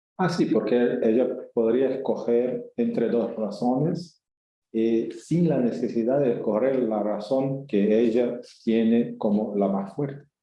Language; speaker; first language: Spanish; non-native, fluent; Portuguese